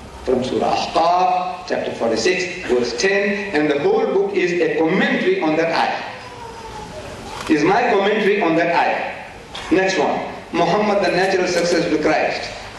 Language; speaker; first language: English; non-native, local second language; Gujarati